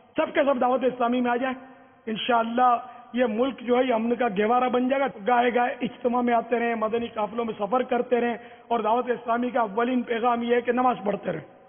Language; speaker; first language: Urdu; non-native, local second language; Memoni